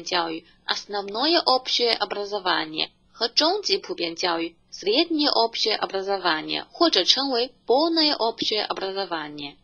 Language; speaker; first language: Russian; non-native, fluent; Chinese